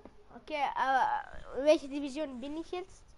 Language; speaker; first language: German; early bilingual, other home language; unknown